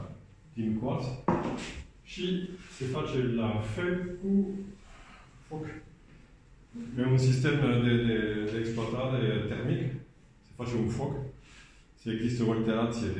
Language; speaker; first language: Romanian; non-native, learner; French